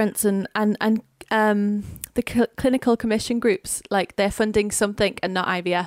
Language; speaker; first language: English; native; English